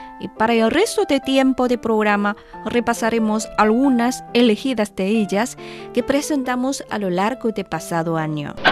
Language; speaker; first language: Spanish; non-native, fluent; Chinese